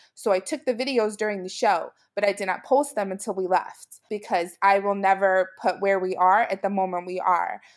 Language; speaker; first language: English; native; English